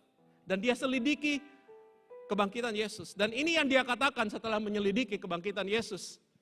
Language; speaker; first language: Indonesian; native; Indonesian